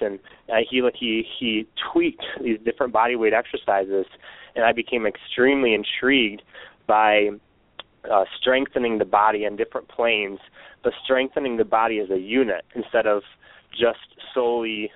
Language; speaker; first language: English; native; English